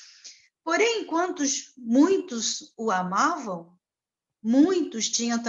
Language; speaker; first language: Portuguese; native; Portuguese